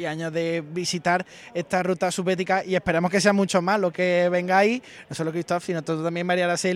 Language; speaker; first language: Spanish; native; Spanish